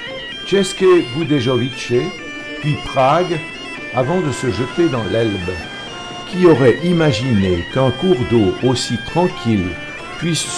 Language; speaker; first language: French; native; French